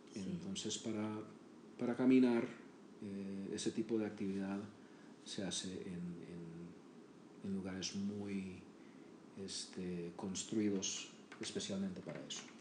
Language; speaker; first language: Spanish; native; Spanish